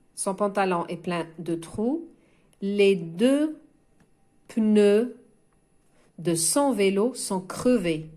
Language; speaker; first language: French; non-native, local second language; Arabic